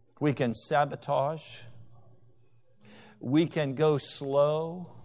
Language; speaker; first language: English; native; English